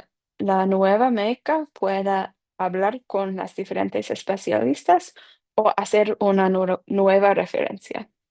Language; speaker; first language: Spanish; non-native, fluent; English